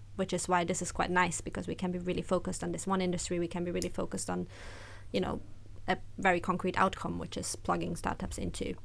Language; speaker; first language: English; non-native, fluent; German